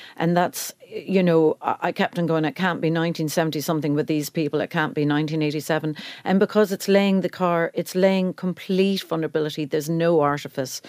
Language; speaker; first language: English; native; English